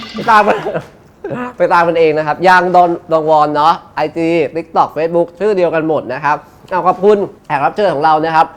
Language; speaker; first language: Thai; native; Thai